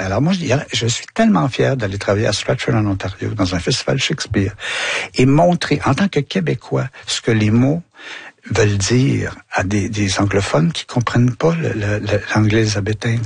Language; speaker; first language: French; native; French